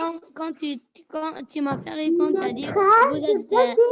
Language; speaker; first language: French; non-native, local second language; Arabic